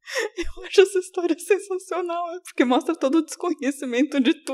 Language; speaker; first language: Portuguese; native; Portuguese